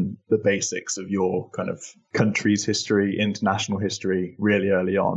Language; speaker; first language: English; native; English